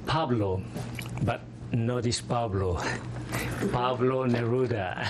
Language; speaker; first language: English; non-native, fluent; Spanish